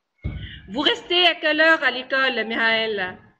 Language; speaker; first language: French; non-native, local second language; Arabic